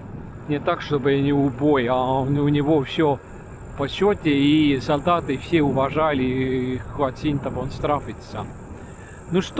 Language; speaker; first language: Russian; non-native, learner; Estonian